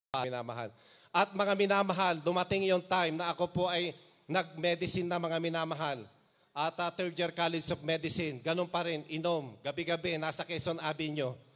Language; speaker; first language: Filipino; non-native, local second language; Iloko